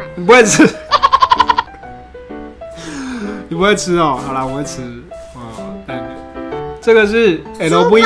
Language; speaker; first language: Chinese; native; Chinese